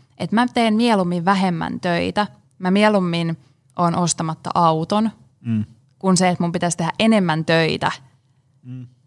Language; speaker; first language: Finnish; native; Finnish